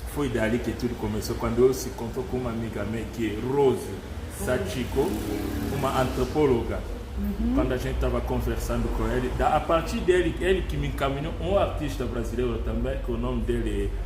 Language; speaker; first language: Portuguese; non-native, learner; Luba-Lulua